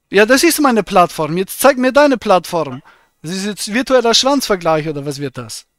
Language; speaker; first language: German; native; German